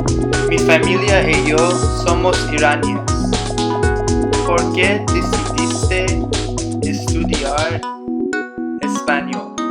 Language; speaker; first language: Spanish; non-native, learner; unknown